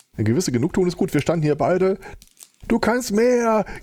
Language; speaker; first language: German; native; German